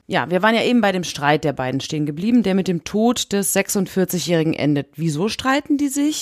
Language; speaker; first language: German; native; German